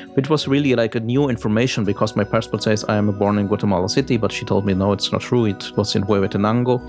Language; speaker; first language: English; early bilingual, heritage; German